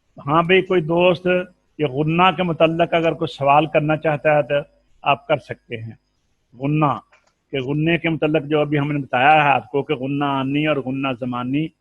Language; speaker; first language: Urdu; non-native, local second language; Punjabi